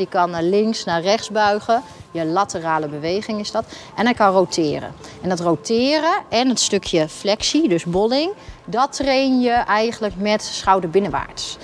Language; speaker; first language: Dutch; native; Dutch